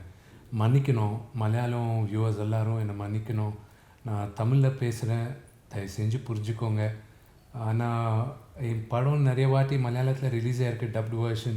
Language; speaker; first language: Tamil; non-native, local second language; Telugu